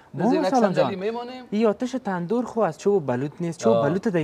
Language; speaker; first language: Persian; native; Persian